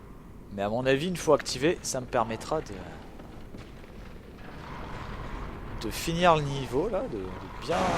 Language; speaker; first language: French; native; French